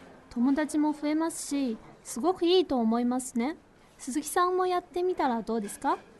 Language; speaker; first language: Japanese; non-native, fluent; Chinese